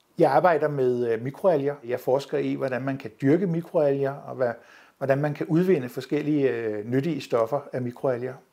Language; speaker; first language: Danish; native; Danish